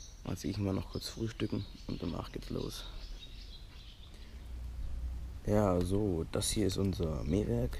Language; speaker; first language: German; native; German